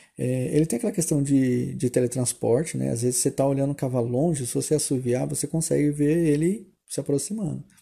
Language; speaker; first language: Portuguese; native; Portuguese